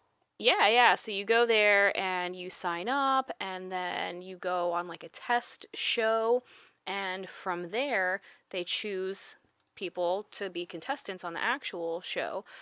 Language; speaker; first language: English; native; English